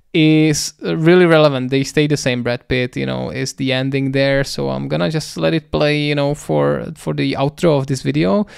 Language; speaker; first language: English; non-native, fluent; Czech